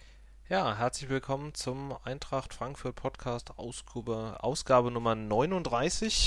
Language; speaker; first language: German; native; German